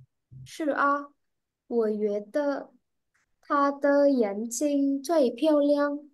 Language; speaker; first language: Chinese; non-native, learner; Vietnamese